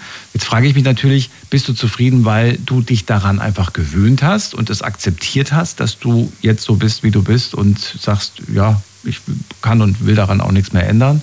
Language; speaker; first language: German; native; German